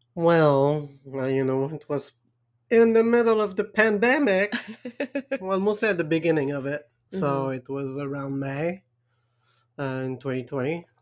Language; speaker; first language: English; non-native, fluent; French